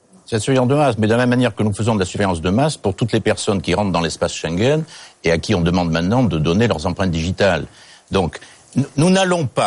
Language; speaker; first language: French; native; French